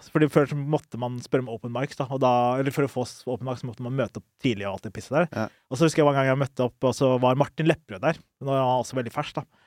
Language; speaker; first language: Norwegian; early bilingual, other home language; Somali